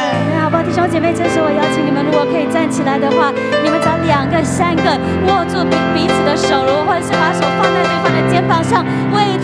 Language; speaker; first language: Chinese; native; Chinese